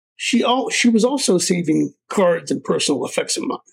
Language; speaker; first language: English; native; English